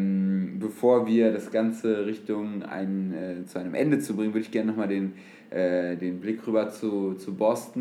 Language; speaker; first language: German; native; German